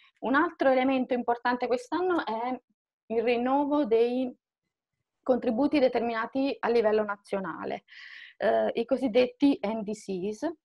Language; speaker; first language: Italian; native; Italian